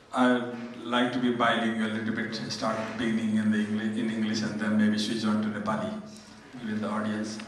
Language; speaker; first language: English; non-native, local second language; Nepali